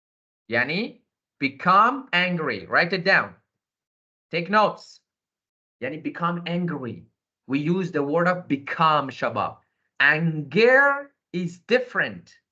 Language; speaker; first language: English; non-native, fluent; Arabic